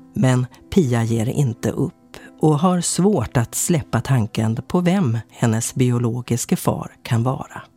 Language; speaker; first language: Swedish; native; Swedish